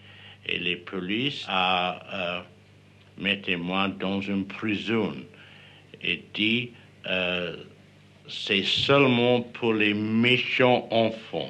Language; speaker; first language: French; non-native, learner; English